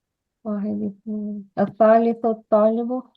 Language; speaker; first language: Arabic; non-native, learner; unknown